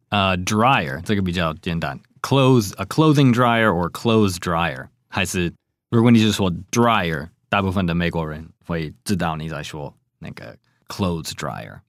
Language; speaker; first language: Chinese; non-native, fluent; English